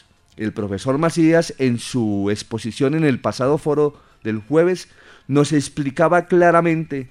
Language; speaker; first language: Spanish; native; Spanish